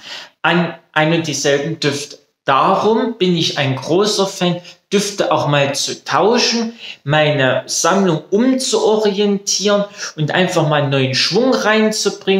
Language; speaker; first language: German; native; German